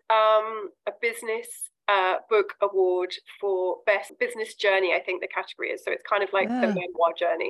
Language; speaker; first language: English; native; English